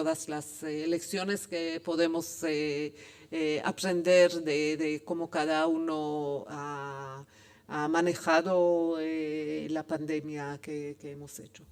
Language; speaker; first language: Spanish; non-native, fluent; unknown